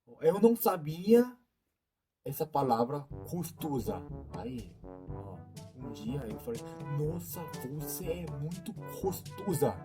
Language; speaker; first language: Portuguese; non-native, learner; Korean